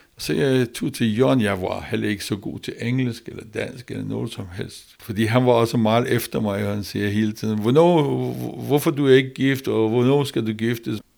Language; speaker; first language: Danish; non-native, learner; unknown